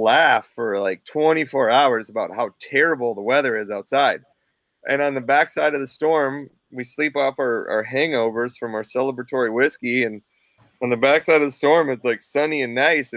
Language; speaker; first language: English; native; English